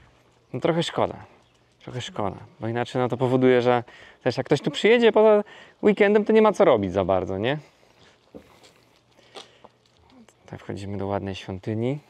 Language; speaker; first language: Polish; native; Polish